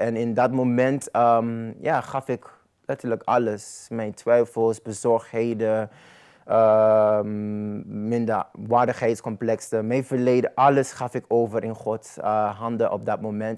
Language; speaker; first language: Dutch; non-native, local second language; Papiamento